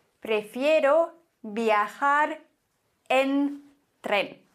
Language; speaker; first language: Spanish; non-native, fluent; German